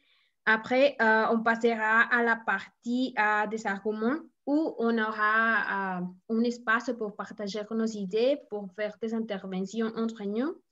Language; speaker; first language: French; non-native, learner; Spanish